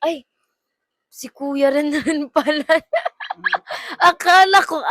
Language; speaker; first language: Filipino; native; Filipino